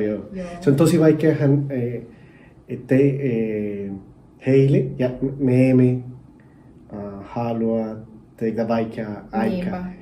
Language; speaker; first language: Finnish; non-native, learner; Spanish